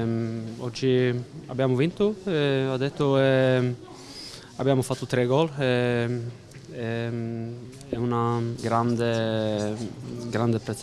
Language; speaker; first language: Italian; non-native, fluent; Swedish